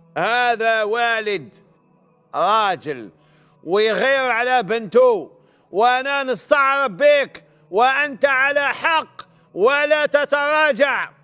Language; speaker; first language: Arabic; native; Arabic